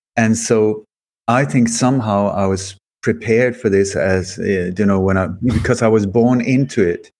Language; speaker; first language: English; early bilingual, other home language; Swedish